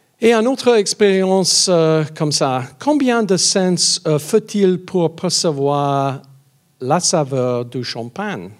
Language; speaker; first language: French; non-native, learner; English